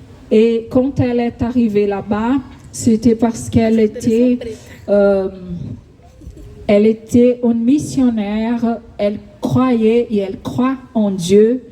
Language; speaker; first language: French; non-native, fluent; Portuguese